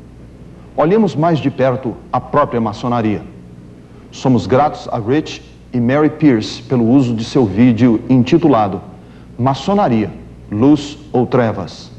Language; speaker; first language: Portuguese; native; Portuguese